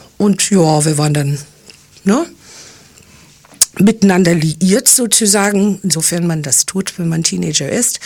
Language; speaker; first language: German; non-native, fluent; English